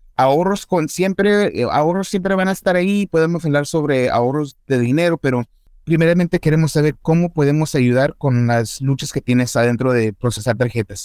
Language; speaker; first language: Spanish; early bilingual, heritage; Spanish